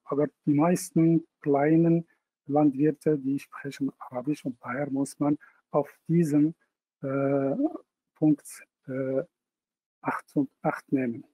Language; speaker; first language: German; non-native, fluent; Arabic